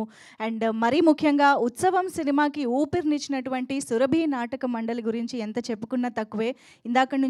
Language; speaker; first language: Telugu; native; Telugu